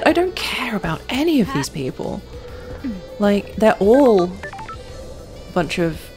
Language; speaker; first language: English; native; English